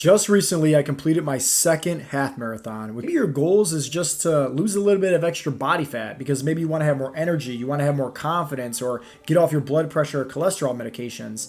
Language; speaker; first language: English; native; English